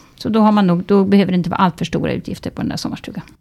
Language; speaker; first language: Swedish; native; Swedish